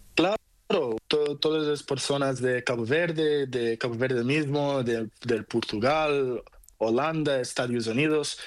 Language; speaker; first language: Spanish; non-native, learner; Portuguese